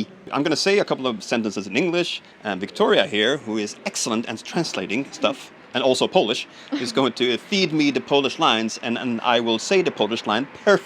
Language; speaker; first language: English; non-native, fluent; Swedish